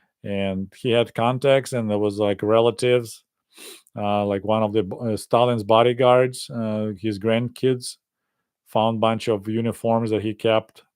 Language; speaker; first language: English; non-native, fluent; Russian